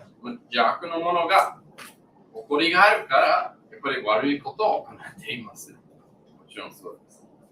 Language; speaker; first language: Japanese; non-native, learner; English